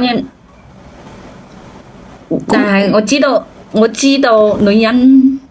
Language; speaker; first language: Cantonese; native; Cantonese